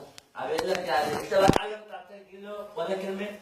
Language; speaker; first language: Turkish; non-native, learner; Arabic